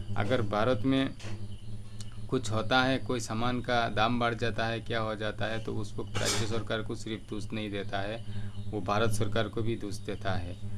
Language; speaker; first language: Hindi; non-native, local second language; Bangla